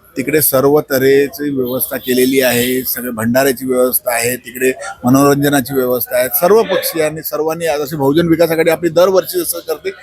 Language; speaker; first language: Marathi; native; Marathi